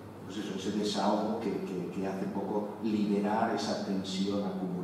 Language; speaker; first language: Spanish; native; Spanish